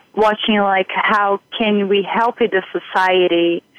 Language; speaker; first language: English; non-native, fluent; Portuguese